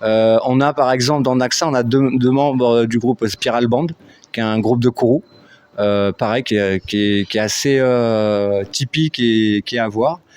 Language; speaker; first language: French; native; French